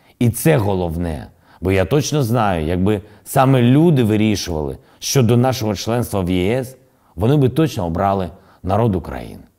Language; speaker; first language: Ukrainian; non-native, local second language; Russian